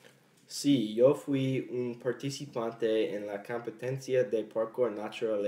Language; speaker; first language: Spanish; non-native, learner; English